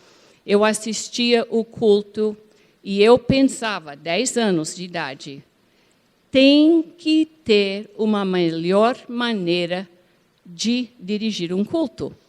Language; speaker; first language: Portuguese; non-native, fluent; English